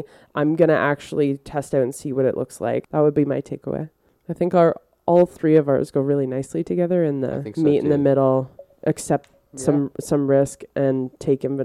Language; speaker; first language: English; native; English